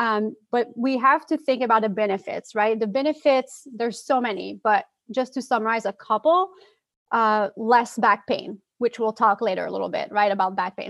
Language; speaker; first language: English; non-native, fluent; French